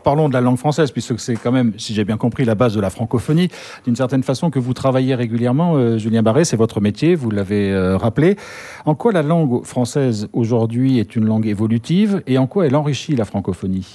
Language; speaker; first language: French; native; French